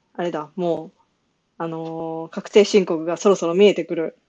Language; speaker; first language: Japanese; native; Japanese